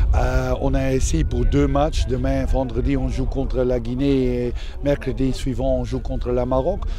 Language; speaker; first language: French; non-native, fluent; Dutch